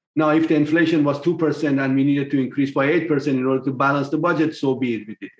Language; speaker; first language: English; non-native, fluent; Persian